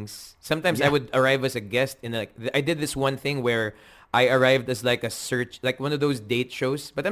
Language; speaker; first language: English; non-native, local second language; Filipino